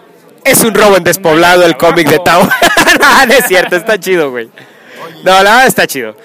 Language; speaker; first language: Spanish; native; Spanish